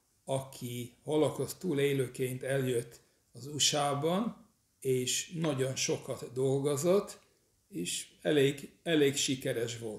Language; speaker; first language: Hungarian; early bilingual, heritage; English